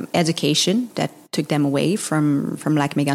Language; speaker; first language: English; non-native, fluent; French